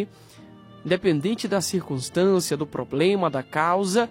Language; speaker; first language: Portuguese; native; Portuguese